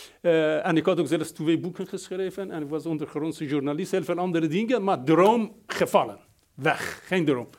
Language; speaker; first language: Dutch; non-native, fluent; Persian